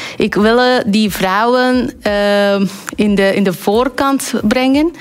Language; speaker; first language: Dutch; non-native, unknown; Bangla